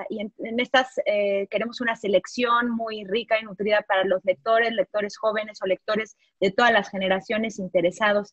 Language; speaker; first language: Spanish; native; Spanish